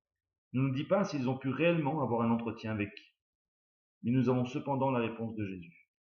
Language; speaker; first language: French; native; French